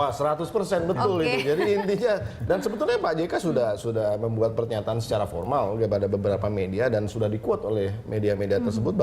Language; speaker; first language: Indonesian; native; Indonesian